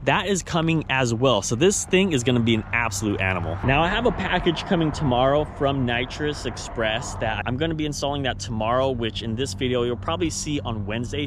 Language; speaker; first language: English; native; English